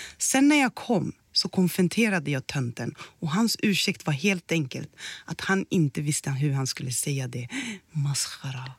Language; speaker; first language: Swedish; early bilingual, other home language; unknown